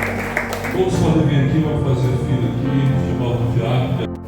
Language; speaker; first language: Portuguese; native; Portuguese